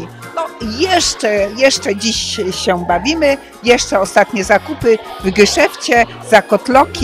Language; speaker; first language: Polish; native; Polish